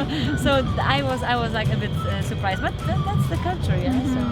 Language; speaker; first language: English; non-native, fluent; Polish